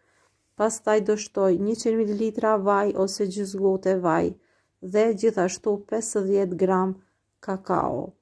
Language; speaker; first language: Albanian; native; Albanian